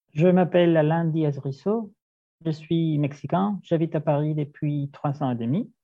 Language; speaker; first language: French; non-native, fluent; Spanish